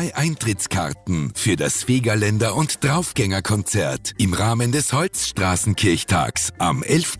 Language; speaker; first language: German; native; German